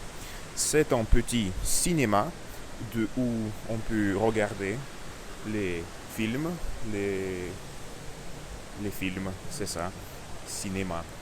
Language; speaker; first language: French; non-native, learner; Russian